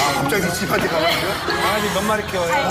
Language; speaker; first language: Korean; native; Korean